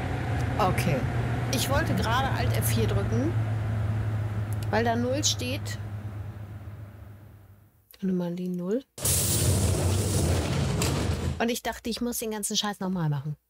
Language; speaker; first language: German; native; German